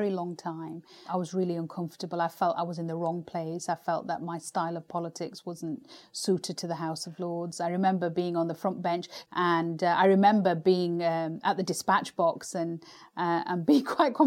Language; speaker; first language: English; native; English